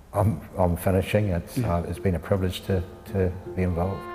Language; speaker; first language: English; native; English